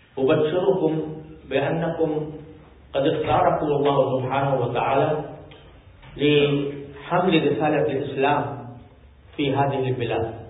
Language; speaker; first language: Arabic; non-native, fluent; Urdu